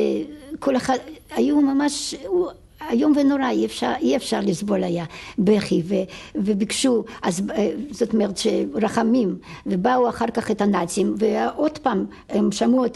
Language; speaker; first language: Hebrew; non-native, fluent; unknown